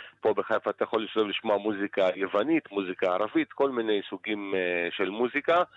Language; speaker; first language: Hebrew; non-native, local second language; Arabic